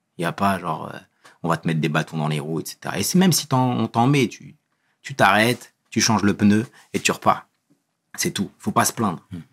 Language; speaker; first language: French; early bilingual, other home language; Kabyle